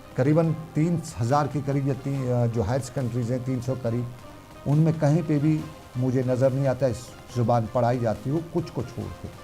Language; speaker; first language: Urdu; non-native, local second language; Kashmiri